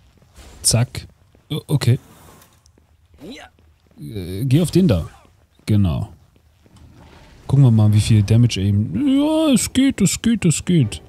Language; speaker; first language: German; native; German